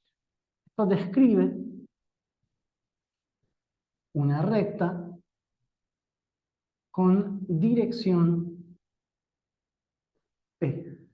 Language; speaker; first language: Spanish; native; Spanish